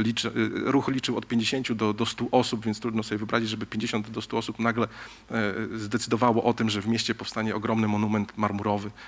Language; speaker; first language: Polish; native; Polish